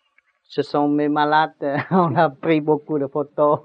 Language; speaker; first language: French; non-native, learner; Vietnamese